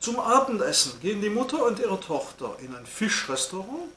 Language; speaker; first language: German; non-native, fluent; French